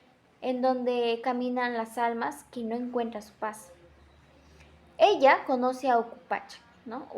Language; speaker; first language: Spanish; native; Spanish